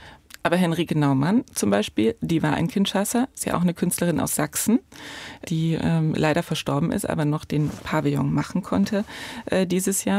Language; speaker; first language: German; native; German